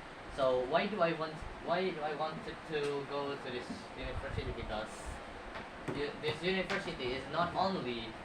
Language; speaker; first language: English; non-native, learner; Indonesian